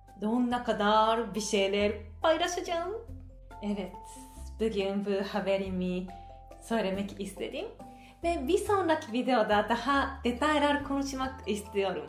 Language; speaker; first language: Turkish; non-native, fluent; Japanese